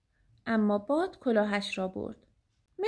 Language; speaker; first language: Persian; native; Persian